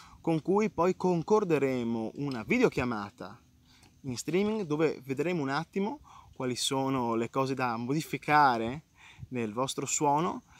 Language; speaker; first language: Italian; native; Italian